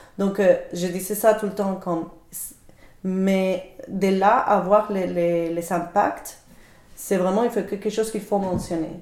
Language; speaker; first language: French; non-native, fluent; Spanish